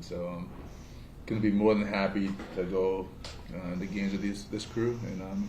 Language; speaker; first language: English; native; English